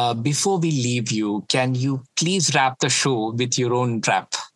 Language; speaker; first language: English; non-native, local second language; Malayalam